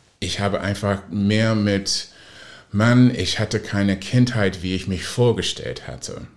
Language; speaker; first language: German; non-native, fluent; English